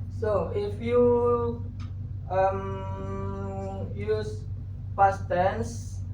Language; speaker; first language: English; non-native, learner; Indonesian